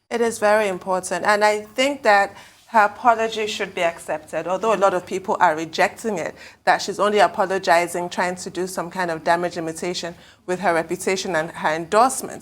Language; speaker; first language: English; native; English